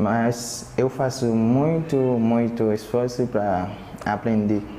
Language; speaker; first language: Portuguese; non-native, learner; Haitian Creole